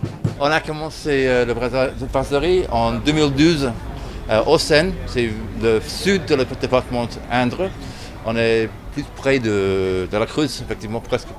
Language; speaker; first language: French; non-native, fluent; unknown